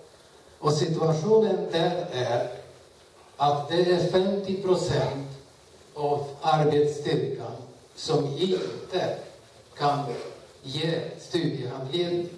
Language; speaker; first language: Swedish; non-native, fluent; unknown